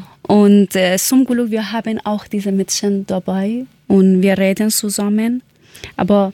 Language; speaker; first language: German; non-native, learner; Persian